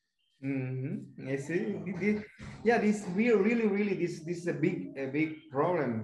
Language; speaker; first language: English; non-native, learner; Spanish